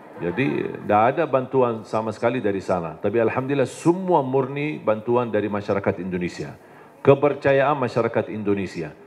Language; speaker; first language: Indonesian; non-native, fluent; Arabic